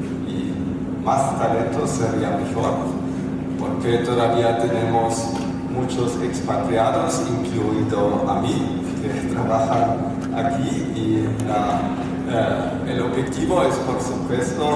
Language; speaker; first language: Spanish; non-native, fluent; German